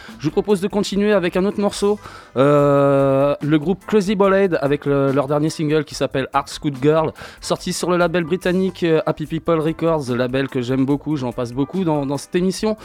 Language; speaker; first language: French; native; French